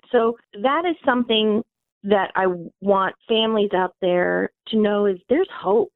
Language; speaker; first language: English; native; English